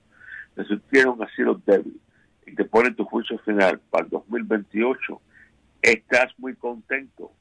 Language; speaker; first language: Spanish; native; Spanish